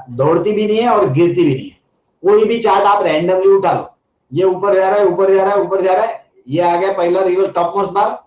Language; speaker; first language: Hindi; non-native, local second language; Marathi